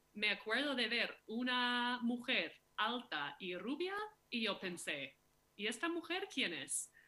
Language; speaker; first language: Spanish; non-native, fluent; English